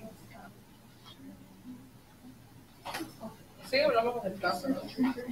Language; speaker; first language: Spanish; non-native, learner; English